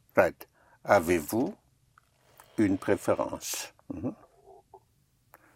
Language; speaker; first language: French; non-native, fluent; English